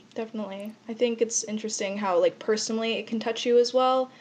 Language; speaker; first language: English; native; English